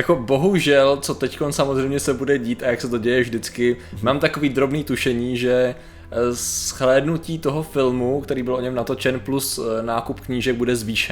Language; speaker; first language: Czech; native; Czech